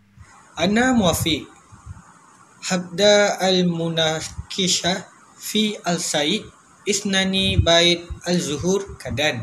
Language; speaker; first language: Arabic; non-native, learner; Malay